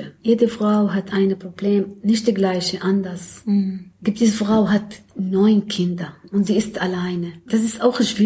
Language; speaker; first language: German; non-native, learner; Arabic